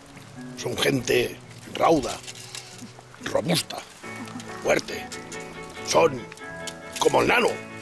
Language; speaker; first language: Spanish; non-native, local second language; Catalan